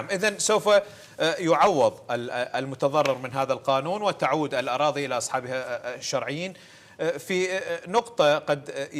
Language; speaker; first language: Arabic; native; Arabic